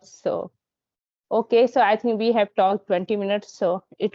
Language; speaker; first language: English; non-native, learner; Hindi